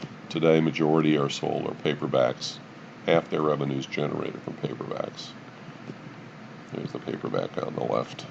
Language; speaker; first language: English; native; English